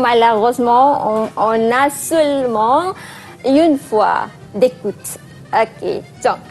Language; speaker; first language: French; non-native, fluent; Malay